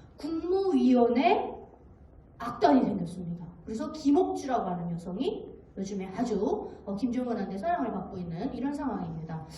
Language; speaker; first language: Korean; native; Korean